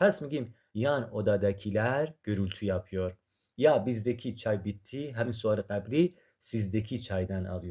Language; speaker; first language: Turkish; non-native, fluent; Persian